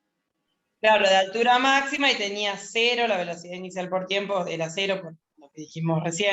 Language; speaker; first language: Spanish; native; Spanish